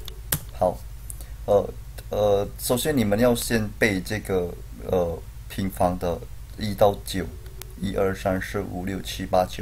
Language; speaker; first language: Chinese; non-native, fluent; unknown